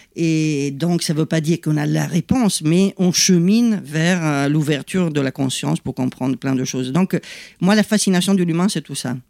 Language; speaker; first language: French; non-native, fluent; Italian